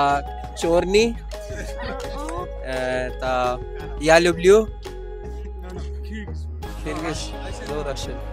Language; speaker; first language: Russian; non-native, learner; Hindi